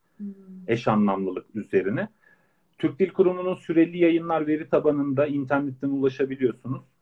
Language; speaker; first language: Turkish; native; Turkish